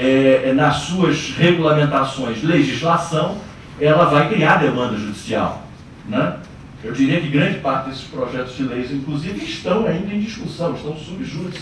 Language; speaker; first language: Portuguese; native; Portuguese